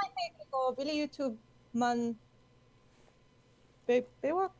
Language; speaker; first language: Korean; non-native, learner; English